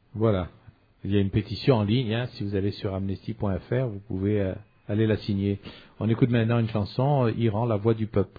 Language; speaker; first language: French; native; French